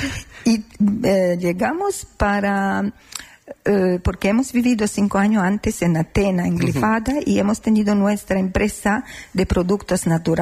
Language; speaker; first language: Spanish; non-native, fluent; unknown